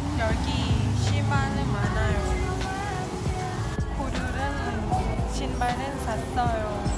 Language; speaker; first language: Korean; non-native, learner; Thai